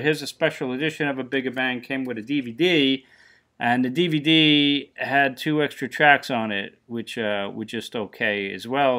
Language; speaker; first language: English; native; English